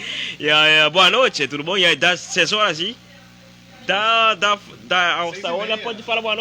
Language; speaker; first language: Portuguese; non-native, learner; Haitian Creole